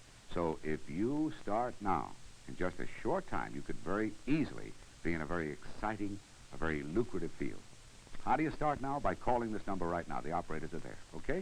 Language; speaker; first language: English; native; English